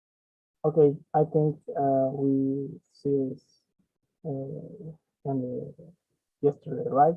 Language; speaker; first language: English; non-native, learner; Spanish